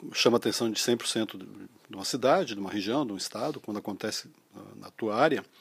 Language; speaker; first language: Portuguese; native; Portuguese